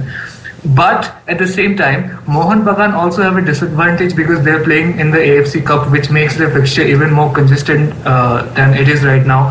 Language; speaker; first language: English; non-native, local second language; Bangla